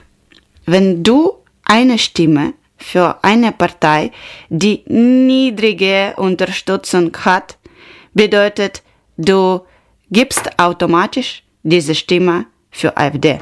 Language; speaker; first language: German; non-native, learner; Ukrainian